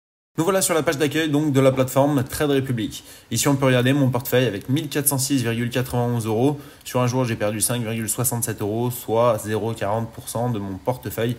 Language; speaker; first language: French; native; French